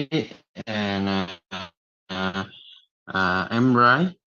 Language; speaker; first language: English; non-native, learner; Vietnamese